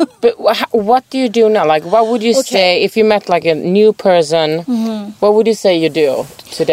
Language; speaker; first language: English; non-native, fluent; Swedish